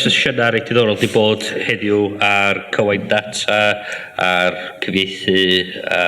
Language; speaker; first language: Welsh; native; Welsh